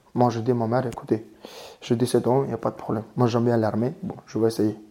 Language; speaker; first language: French; non-native, learner; Mongolian